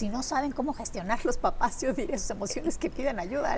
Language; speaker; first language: Spanish; native; Spanish